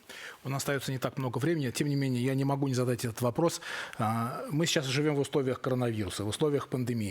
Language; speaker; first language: Russian; native; Russian